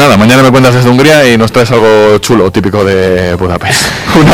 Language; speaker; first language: Spanish; native; Spanish